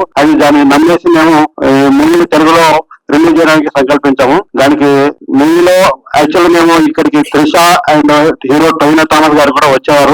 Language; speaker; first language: Telugu; native; Telugu